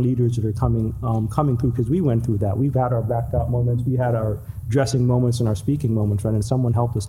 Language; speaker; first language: English; native; English